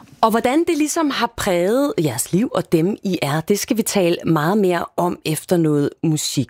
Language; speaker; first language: Danish; native; Danish